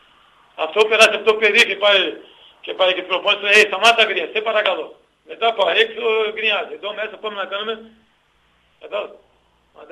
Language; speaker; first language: Greek; non-native, learner; Portuguese